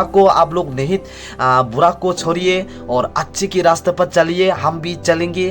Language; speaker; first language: Hindi; non-native, local second language; Kok Borok